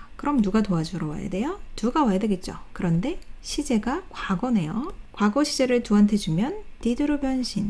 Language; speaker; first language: Korean; native; Korean